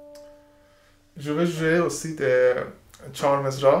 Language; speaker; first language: French; non-native, learner; Persian